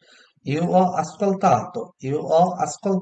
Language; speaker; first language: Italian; non-native, learner; Bangla